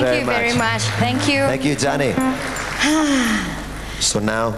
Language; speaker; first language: English; non-native, fluent; Thai